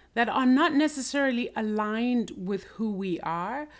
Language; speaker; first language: English; non-native, local second language; Shona